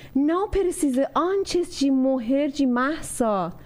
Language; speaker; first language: Portuguese; non-native, learner; Persian